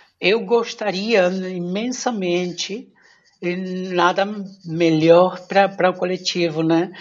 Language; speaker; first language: Portuguese; non-native, fluent; Spanish